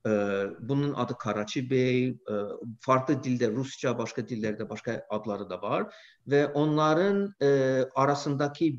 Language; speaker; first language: Turkish; non-native, fluent; English